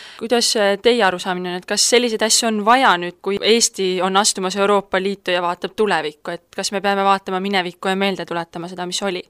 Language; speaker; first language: Estonian; native; Estonian